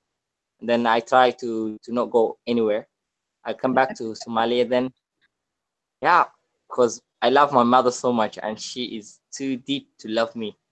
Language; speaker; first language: English; non-native, learner; Somali